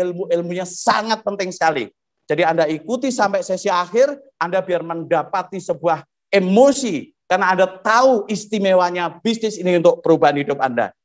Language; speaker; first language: Indonesian; non-native, local second language; Javanese